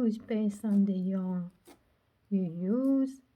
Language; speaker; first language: English; non-native, learner; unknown